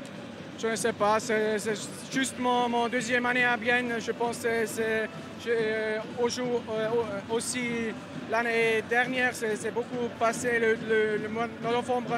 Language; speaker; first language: French; non-native, local second language; German